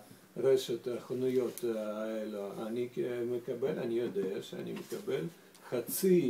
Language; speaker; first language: Hebrew; non-native, fluent; Russian